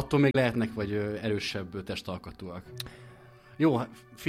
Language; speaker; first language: Hungarian; native; Hungarian